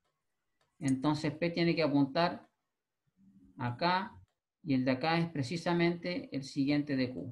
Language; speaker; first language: Spanish; native; Spanish